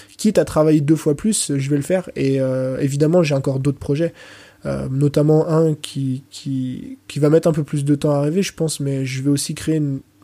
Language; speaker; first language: French; early bilingual, other home language; Portuguese